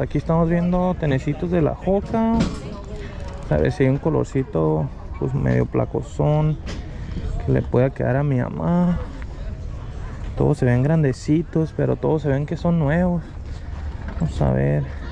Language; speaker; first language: Spanish; early bilingual, heritage; Spanish